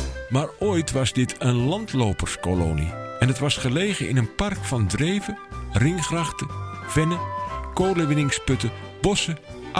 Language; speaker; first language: Dutch; native; Dutch